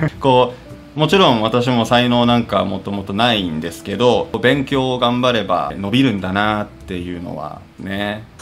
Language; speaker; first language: Japanese; native; Japanese